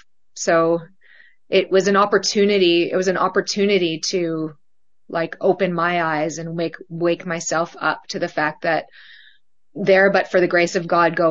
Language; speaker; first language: English; native; English